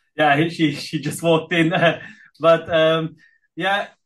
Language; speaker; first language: English; non-native, fluent; Filipino